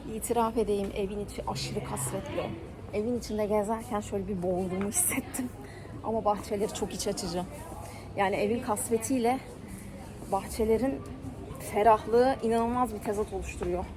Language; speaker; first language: Turkish; native; Turkish